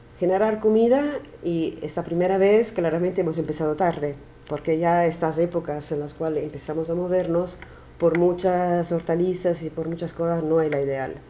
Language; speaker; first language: Spanish; non-native, fluent; Italian